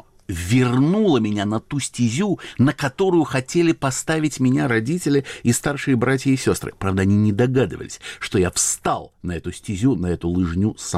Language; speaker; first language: Russian; native; Russian